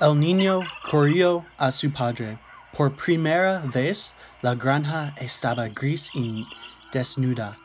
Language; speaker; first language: Spanish; non-native, learner; English